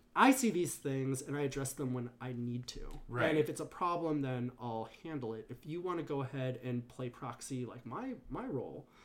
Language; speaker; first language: English; native; English